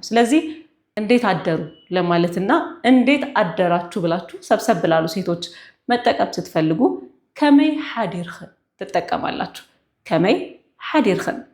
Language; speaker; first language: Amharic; non-native, local second language; Tigrinya